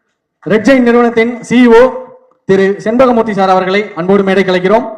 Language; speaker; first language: Tamil; native; Tamil